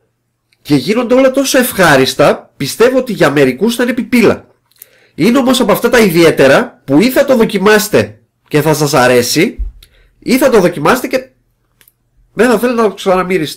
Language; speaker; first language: Greek; native; Greek